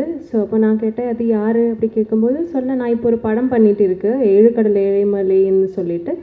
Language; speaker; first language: Tamil; non-native, learner; Malayalam